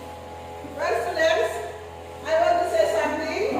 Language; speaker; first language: English; non-native, learner; Indonesian